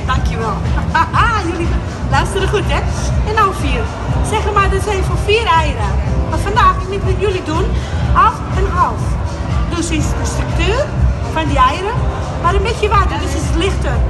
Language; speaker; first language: Dutch; non-native, learner; Italian